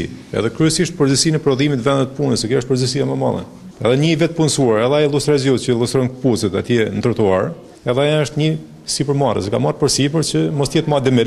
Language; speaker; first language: Albanian; native; Albanian